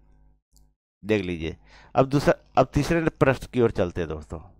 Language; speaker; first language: Hindi; native; Hindi